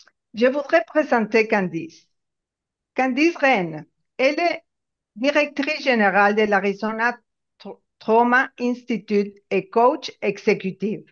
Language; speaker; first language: French; non-native, fluent; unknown